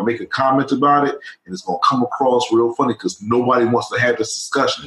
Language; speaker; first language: English; native; English